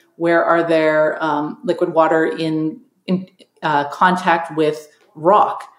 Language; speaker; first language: English; native; English